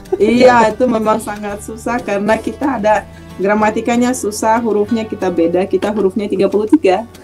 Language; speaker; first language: Indonesian; non-native, fluent; Russian